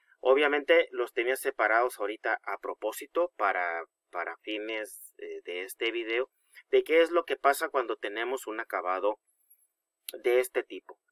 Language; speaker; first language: Spanish; native; Spanish